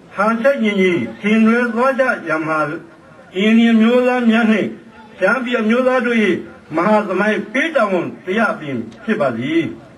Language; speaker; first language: Burmese; non-native, local second language; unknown